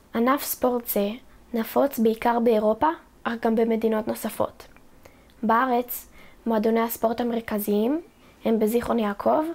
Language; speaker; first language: Hebrew; native; Hebrew